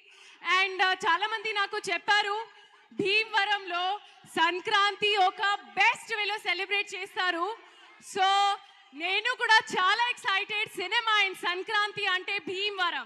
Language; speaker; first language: Telugu; non-native, local second language; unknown